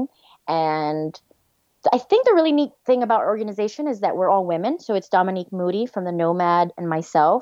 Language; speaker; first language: English; native; English